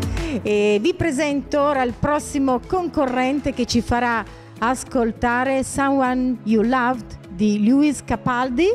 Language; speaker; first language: Italian; native; Italian